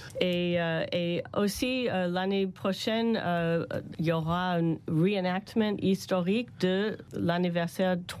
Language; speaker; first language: French; non-native, learner; English